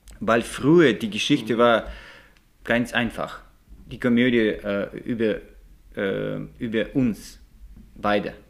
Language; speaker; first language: German; non-native, learner; Russian